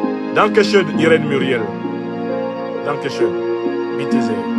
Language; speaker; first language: German; non-native, learner; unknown